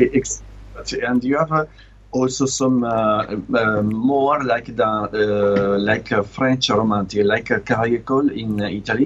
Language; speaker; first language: English; non-native, learner; Italian